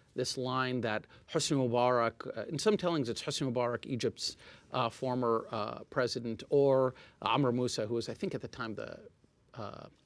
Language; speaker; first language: English; non-native, fluent; Arabic